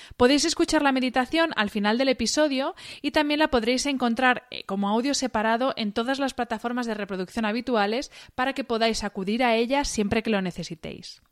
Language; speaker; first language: Spanish; native; Spanish